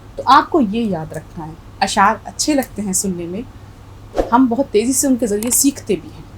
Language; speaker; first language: Urdu; native; Urdu